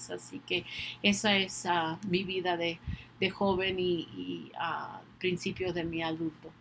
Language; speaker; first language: Spanish; early bilingual, other home language; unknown